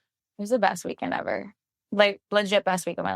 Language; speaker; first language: English; native; English